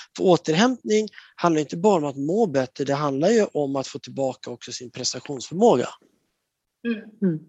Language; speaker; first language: Swedish; native; Swedish